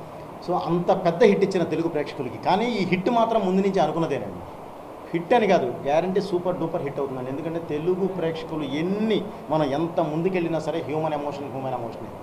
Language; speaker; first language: Telugu; native; Telugu